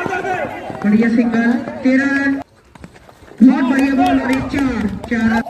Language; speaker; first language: Hindi; native; Hindi